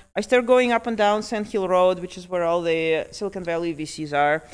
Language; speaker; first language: English; early bilingual, other home language; Russian